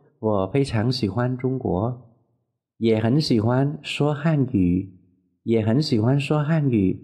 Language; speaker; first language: Chinese; non-native, learner; Vietnamese